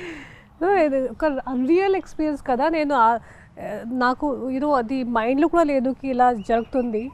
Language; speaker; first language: Telugu; non-native, fluent; Hindi